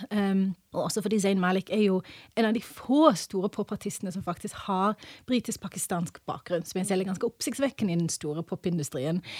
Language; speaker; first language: Norwegian; early bilingual, other home language; English